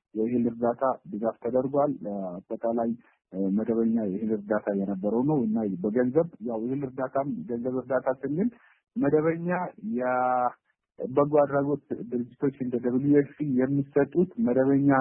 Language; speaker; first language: Amharic; non-native, local second language; Somali